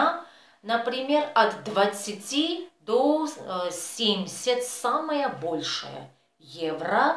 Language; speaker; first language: Russian; non-native, fluent; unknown